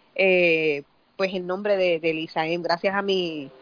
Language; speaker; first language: Spanish; native; Spanish